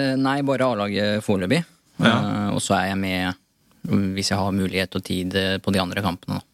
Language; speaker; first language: Norwegian; early bilingual, other home language; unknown